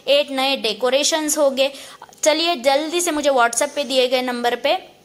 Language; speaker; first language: Hindi; non-native, local second language; Marathi